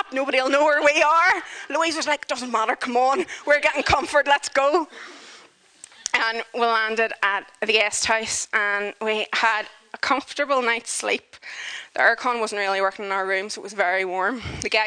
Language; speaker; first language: English; native; English